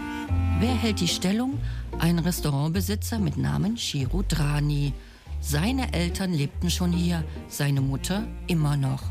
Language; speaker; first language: German; native; German